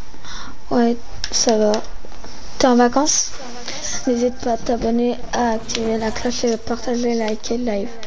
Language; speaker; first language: French; native; French